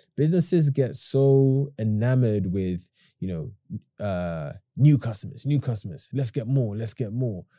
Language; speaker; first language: English; native; English